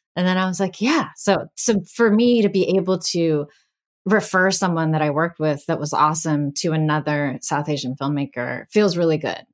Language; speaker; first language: English; early bilingual, other home language; Bangla